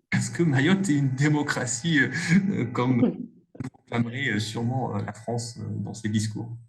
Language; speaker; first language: French; non-native, local second language; Kabyle